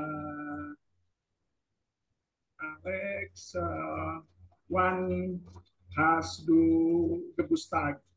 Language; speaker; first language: German; non-native, learner; Indonesian